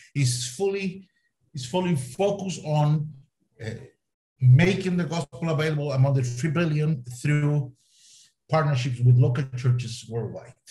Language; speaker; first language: English; non-native, fluent; Spanish